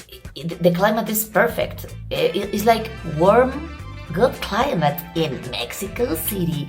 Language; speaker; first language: English; non-native, learner; Spanish